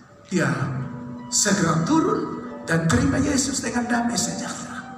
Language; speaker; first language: English; non-native, learner; Indonesian